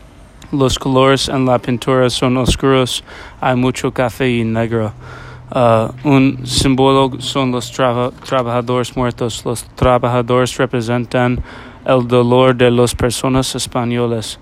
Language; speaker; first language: Spanish; non-native, learner; English